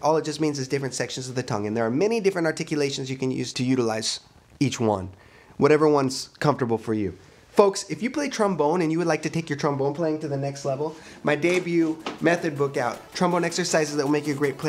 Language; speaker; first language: English; native; English